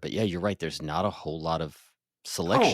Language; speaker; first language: English; native; English